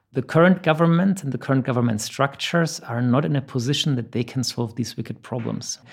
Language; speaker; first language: English; non-native, fluent; German